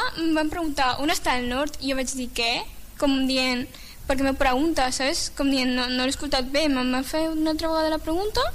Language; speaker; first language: Catalan; early bilingual, other home language; Arabic